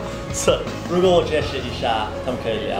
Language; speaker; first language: Chinese; non-native, learner; English